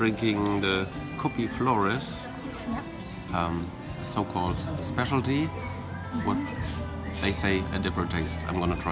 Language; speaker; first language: English; non-native, fluent; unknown